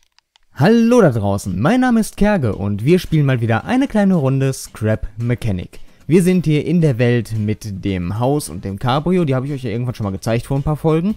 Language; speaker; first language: German; native; German